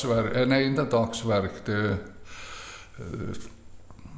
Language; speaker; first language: Swedish; early bilingual, other home language; Finnish